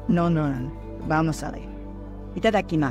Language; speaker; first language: Spanish; non-native, learner; Japanese